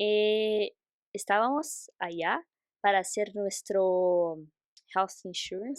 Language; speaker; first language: Spanish; non-native, fluent; Portuguese